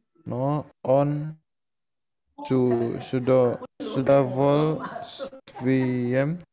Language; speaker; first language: Russian; non-native, learner; Indonesian